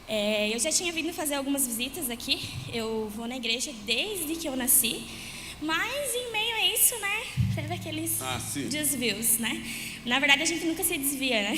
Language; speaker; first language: Portuguese; native; Portuguese